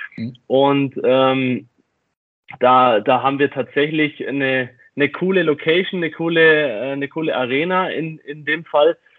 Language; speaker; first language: German; native; German